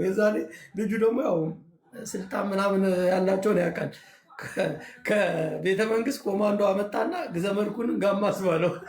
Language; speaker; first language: Amharic; native; Amharic